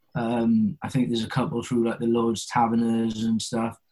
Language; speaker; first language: English; native; English